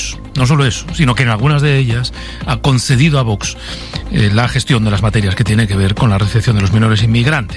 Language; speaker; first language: Spanish; native; Spanish